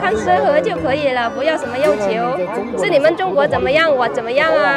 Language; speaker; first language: Chinese; non-native, learner; Vietnamese